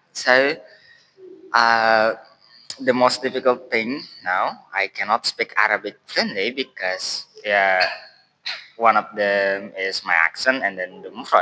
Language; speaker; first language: English; non-native, learner; Indonesian